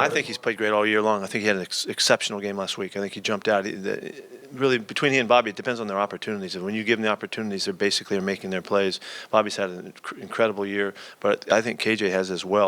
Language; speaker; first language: English; native; English